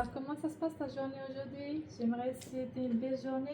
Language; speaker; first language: French; non-native, learner; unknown